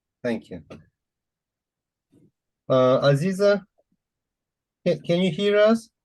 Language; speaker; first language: English; non-native, fluent; Uzbek